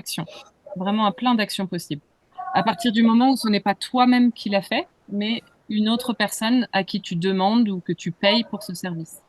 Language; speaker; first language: French; native; French